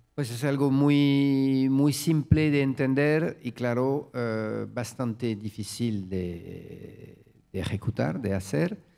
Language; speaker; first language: Spanish; non-native, fluent; French